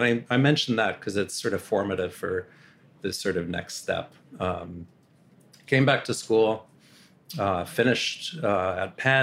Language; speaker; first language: English; native; English